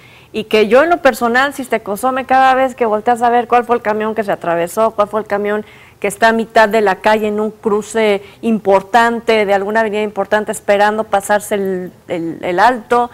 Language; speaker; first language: Spanish; native; Spanish